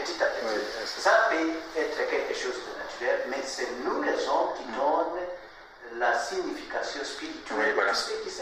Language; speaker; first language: French; non-native, learner; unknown